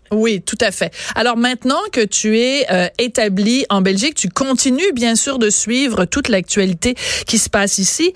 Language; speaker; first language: French; native; French